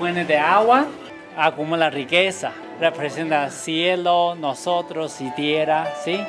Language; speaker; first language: Spanish; non-native, learner; Chinese